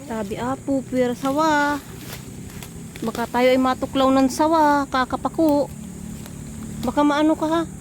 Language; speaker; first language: Filipino; non-native, local second language; Bikol